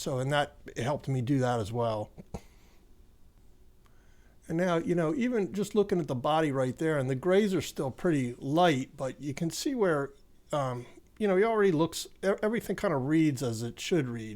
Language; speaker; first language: English; native; English